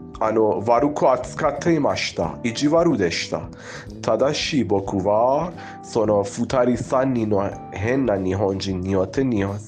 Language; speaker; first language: Japanese; non-native, fluent; Persian